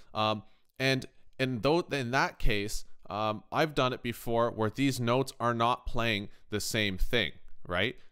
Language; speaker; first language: English; native; English